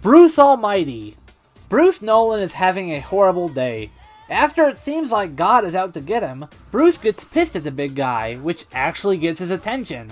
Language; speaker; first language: English; native; English